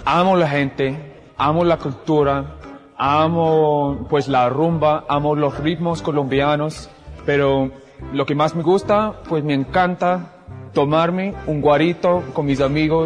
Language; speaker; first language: Spanish; non-native, fluent; English